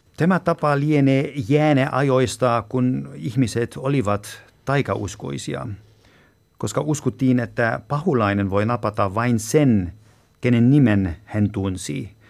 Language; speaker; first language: Finnish; non-native, fluent; German